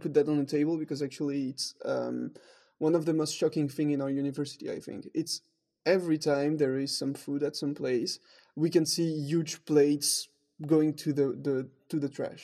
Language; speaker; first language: English; non-native, fluent; French